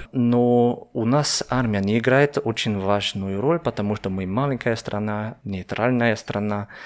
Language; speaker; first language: Russian; non-native, fluent; German